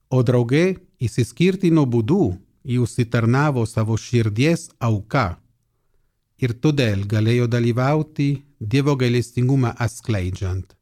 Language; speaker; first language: Lithuanian; non-native, fluent; Italian